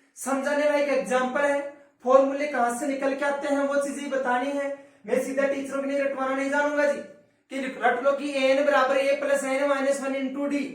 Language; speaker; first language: Hindi; native; Hindi